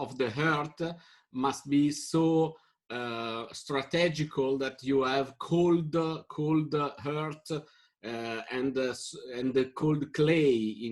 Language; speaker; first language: English; non-native, fluent; Italian